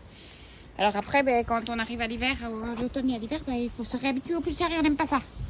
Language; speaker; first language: French; native; French